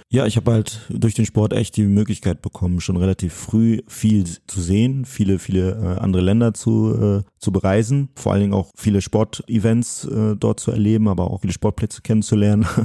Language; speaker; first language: German; early bilingual, other home language; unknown